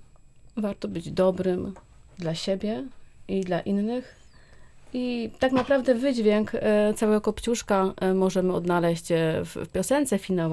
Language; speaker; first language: Polish; native; Polish